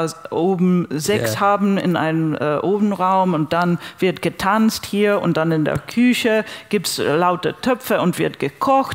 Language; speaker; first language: German; non-native, fluent; English